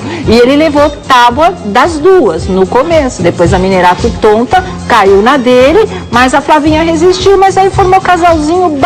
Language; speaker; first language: Portuguese; native; Portuguese